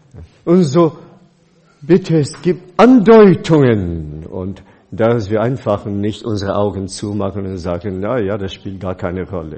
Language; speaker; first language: German; non-native, fluent; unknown